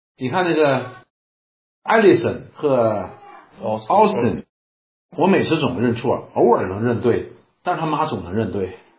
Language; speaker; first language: Chinese; native; Chinese